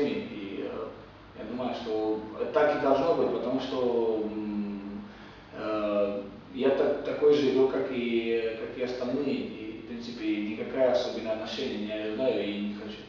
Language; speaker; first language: Russian; non-native, fluent; Romanian